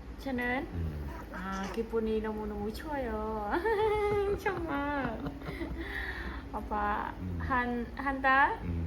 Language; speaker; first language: Korean; non-native, learner; Khmer